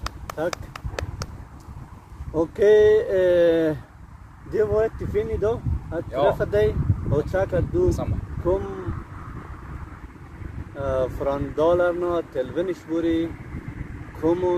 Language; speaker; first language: Swedish; non-native, learner; Persian